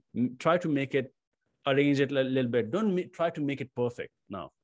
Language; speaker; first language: English; non-native, local second language; Hindi